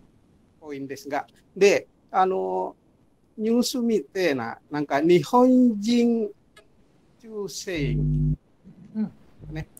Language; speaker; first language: Japanese; non-native, learner; Indonesian